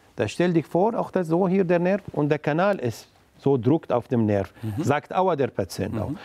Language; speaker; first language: German; non-native, fluent; Arabic